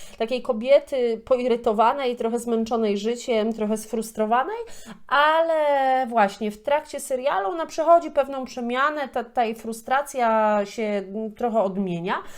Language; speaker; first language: Polish; native; Polish